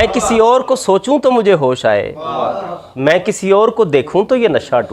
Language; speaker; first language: Urdu; native; Urdu